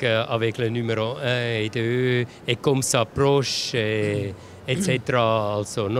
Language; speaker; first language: French; non-native, local second language; German